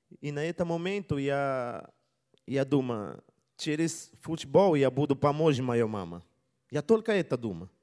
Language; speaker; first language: Russian; non-native, learner; Portuguese